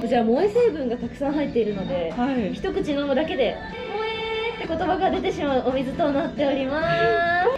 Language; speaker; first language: Japanese; native; Japanese